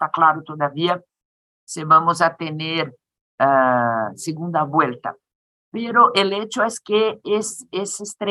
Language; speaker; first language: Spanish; non-native, learner; Portuguese